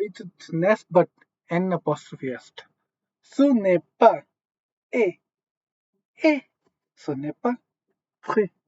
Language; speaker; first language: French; non-native, learner; English